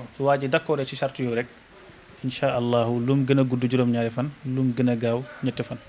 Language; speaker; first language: Wolof; non-native, local second language; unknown